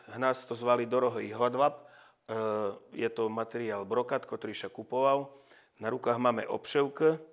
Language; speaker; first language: Slovak; non-native, local second language; Rusyn